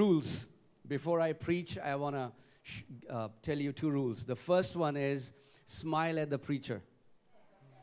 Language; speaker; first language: English; non-native, local second language; Hindi